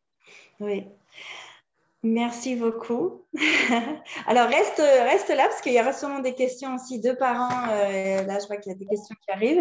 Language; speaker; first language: French; native; French